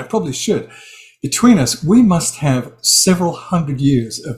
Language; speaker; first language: English; native; English